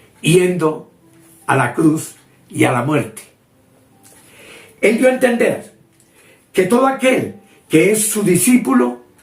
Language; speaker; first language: Spanish; native; Spanish